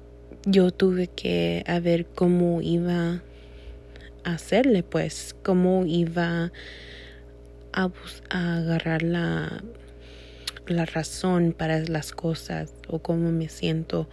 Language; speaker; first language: Spanish; early bilingual, heritage; Spanish